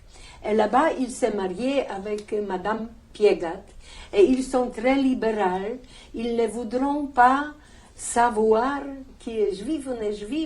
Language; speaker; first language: French; non-native, learner; Polish